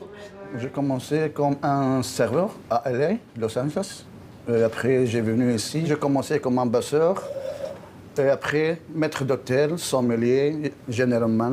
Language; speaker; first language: French; non-native, local second language; Arabic